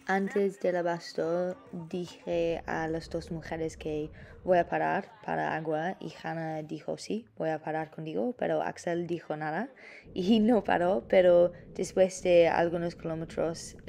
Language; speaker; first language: Spanish; non-native, fluent; English